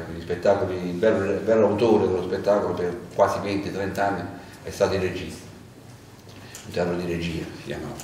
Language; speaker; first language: Italian; native; Italian